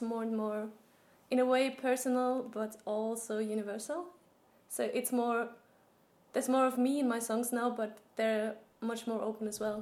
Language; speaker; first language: English; non-native, fluent; German